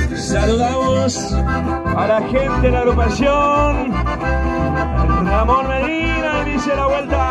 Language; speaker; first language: Spanish; native; Spanish